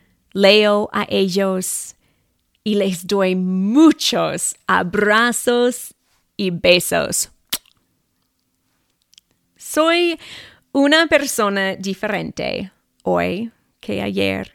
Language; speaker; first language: Spanish; non-native, fluent; English